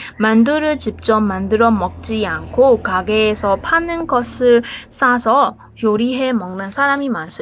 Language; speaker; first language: Korean; non-native, learner; Burmese